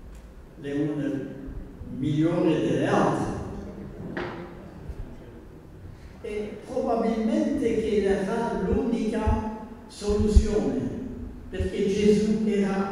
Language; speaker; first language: Italian; non-native, fluent; Dutch